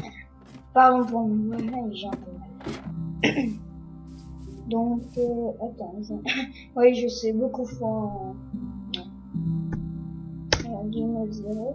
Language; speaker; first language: French; non-native, learner; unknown